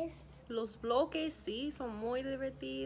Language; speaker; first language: Spanish; non-native, learner; English